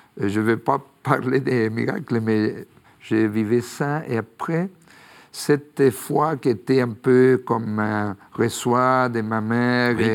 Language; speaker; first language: French; non-native, fluent; Spanish